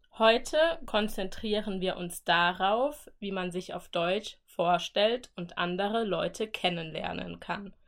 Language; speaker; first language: German; native; German